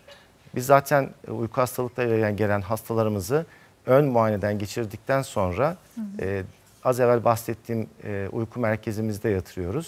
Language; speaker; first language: Turkish; native; Turkish